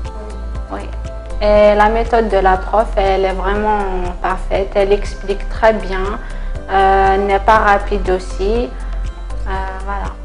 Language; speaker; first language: French; non-native, local second language; Kabyle